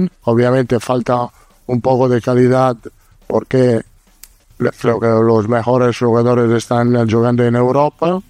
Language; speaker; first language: Portuguese; non-native, learner; Italian